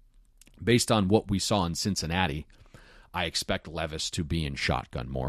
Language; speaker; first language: English; native; English